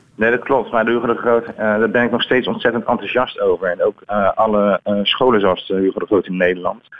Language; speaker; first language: Dutch; native; Dutch